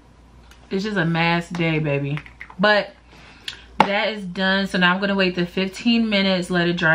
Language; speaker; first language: English; native; English